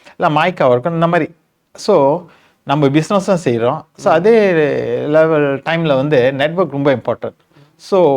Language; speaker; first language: Tamil; early bilingual, heritage; Tamil